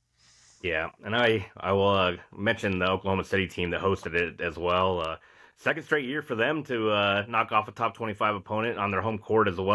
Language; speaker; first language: English; native; English